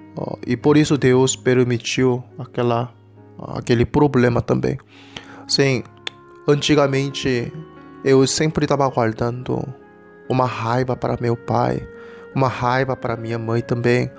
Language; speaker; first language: Portuguese; non-native, learner; Korean